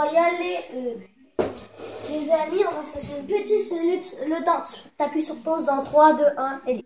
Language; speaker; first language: French; native; French